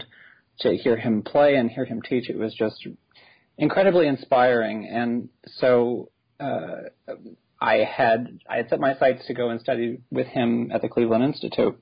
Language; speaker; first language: English; native; English